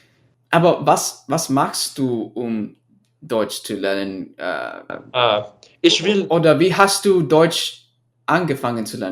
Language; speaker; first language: German; non-native, fluent; English